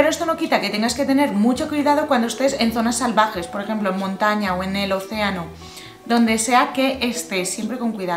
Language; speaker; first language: Spanish; native; Spanish